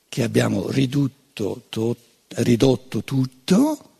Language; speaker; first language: Italian; native; Italian